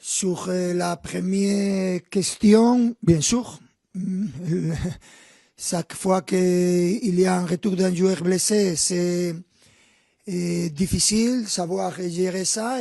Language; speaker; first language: French; non-native, fluent; Spanish